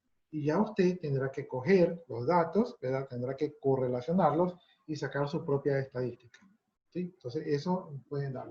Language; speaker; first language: Spanish; native; Spanish